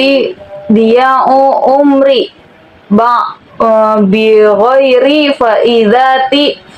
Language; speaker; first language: Arabic; non-native, learner; Indonesian